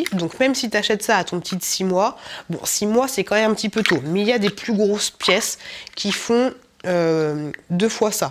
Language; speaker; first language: French; native; French